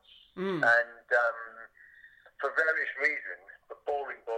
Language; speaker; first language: English; native; English